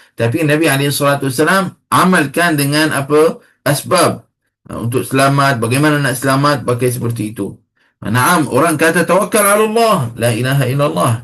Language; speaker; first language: Malay; non-native, fluent; Arabic